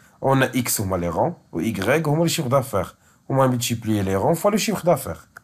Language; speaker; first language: French; non-native, local second language; Arabic